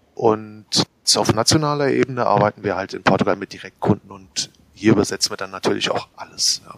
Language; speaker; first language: German; native; German